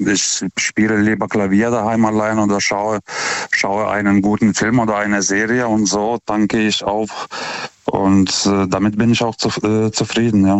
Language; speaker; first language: German; non-native, fluent; Lithuanian